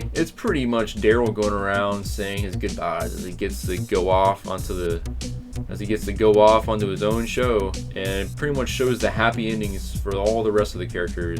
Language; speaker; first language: English; native; English